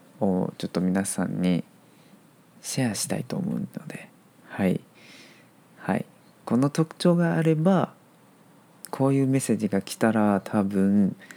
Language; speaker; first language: Japanese; non-native, fluent; Chinese